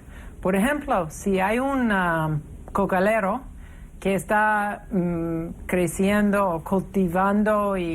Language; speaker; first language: Spanish; non-native, fluent; English